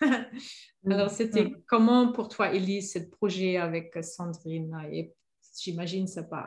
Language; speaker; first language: French; non-native, fluent; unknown